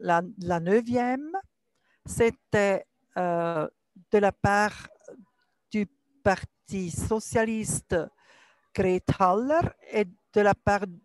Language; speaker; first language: French; non-native, local second language; German